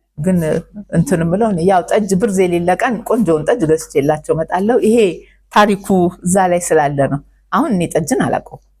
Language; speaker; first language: Amharic; native; Amharic